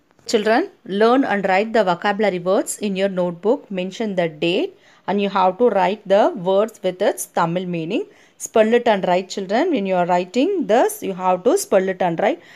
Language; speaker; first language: English; non-native, local second language; Tamil